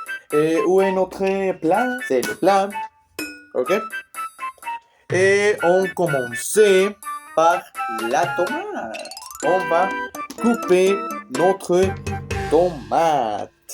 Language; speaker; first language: French; non-native, learner; Spanish